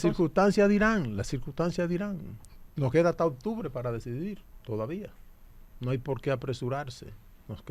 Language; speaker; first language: Spanish; native; Spanish